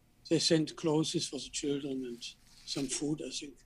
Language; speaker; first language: English; non-native, fluent; German